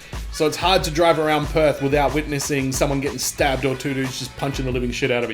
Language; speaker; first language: English; native; English